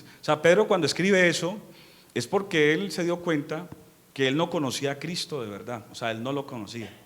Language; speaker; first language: Spanish; native; Spanish